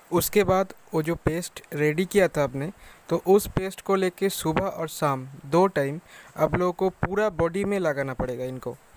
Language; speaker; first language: Hindi; native; Hindi